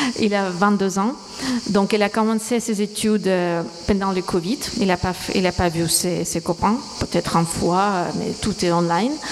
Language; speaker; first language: French; non-native, fluent; Ukrainian